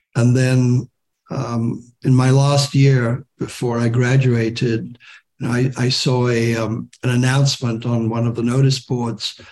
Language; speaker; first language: English; non-native, local second language; German